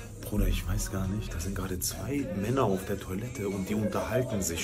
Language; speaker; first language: German; early bilingual, other home language; Turkish